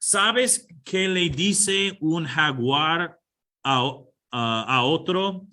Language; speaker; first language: Spanish; non-native, fluent; English